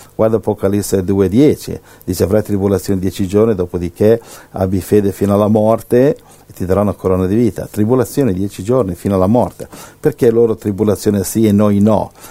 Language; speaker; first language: Italian; native; Italian